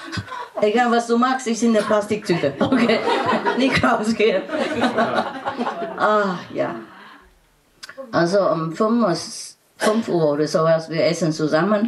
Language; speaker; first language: German; non-native, learner; Vietnamese